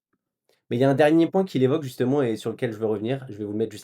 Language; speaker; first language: French; native; French